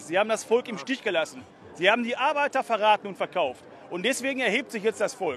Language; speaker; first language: German; native; German